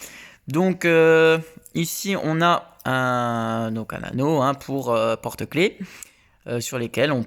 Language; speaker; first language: French; native; French